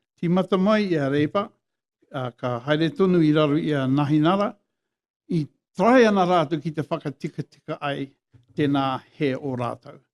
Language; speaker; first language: Māori; non-native, local second language; English